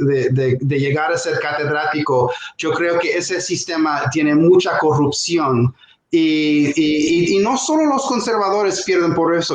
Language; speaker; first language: Spanish; non-native, fluent; English